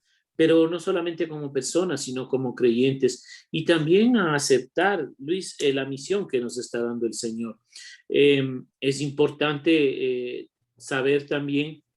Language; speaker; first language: Spanish; native; Spanish